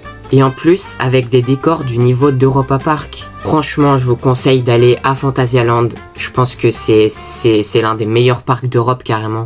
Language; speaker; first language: French; native; French